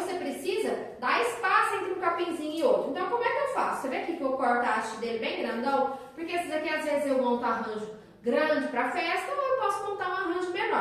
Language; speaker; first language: Portuguese; native; Portuguese